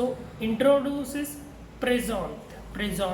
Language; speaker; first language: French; non-native, learner; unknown